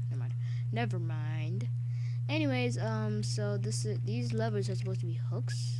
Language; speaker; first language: English; native; English